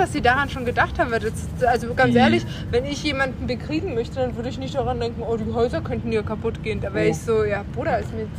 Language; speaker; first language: German; native; German